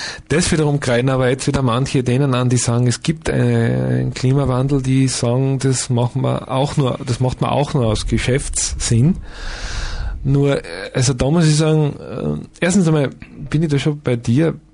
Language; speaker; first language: German; native; German